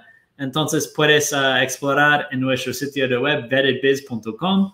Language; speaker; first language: Spanish; non-native, fluent; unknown